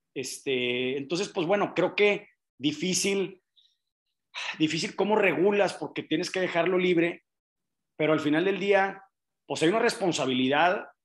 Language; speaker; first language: Spanish; native; Spanish